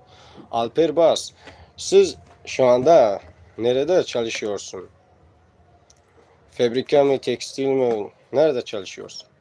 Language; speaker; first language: Turkish; non-native, learner; Tajik